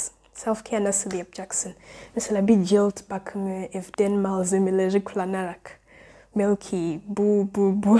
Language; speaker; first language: Turkish; non-native, learner; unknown